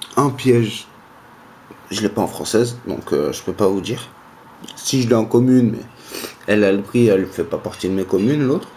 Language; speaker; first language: French; native; French